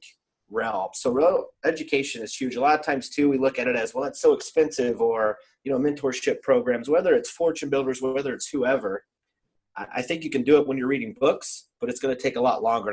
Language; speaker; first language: English; native; English